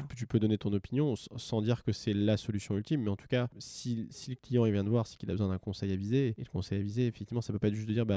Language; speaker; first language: French; native; French